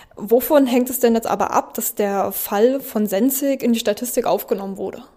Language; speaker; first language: German; native; German